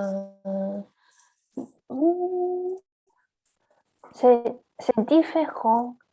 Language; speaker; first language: French; non-native, learner; Chinese